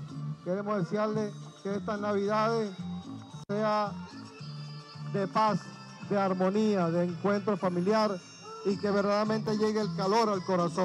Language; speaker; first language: Spanish; native; Spanish